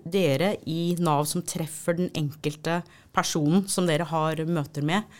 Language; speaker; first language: Norwegian; non-native, fluent; English